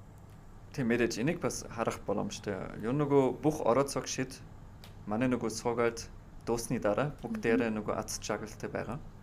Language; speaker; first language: Mongolian; non-native, fluent; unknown